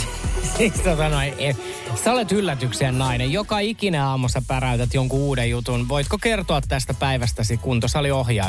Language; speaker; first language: Finnish; native; Finnish